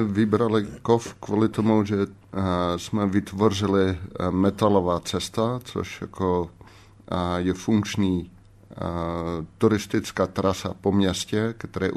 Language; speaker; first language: Czech; non-native, fluent; Dutch